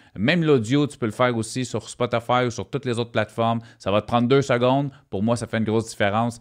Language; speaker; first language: French; native; French